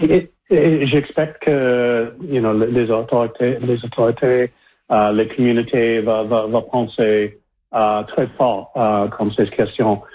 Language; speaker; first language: French; non-native, learner; English